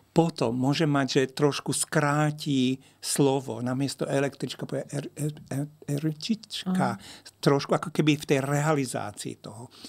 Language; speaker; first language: Slovak; non-native, local second language; Hungarian